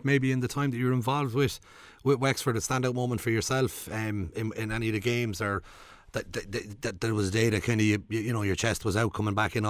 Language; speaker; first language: English; native; English